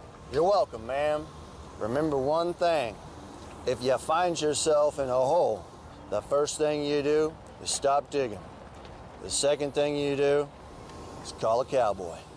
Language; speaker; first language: English; native; English